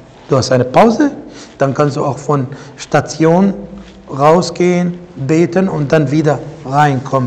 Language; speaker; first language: German; non-native, fluent; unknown